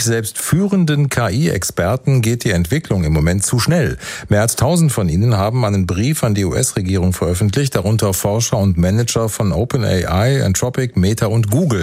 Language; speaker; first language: German; native; German